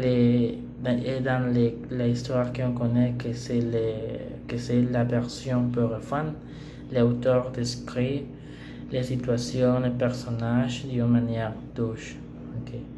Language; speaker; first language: French; non-native, learner; Spanish